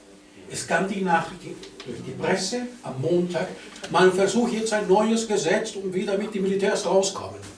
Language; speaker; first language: German; non-native, fluent; Spanish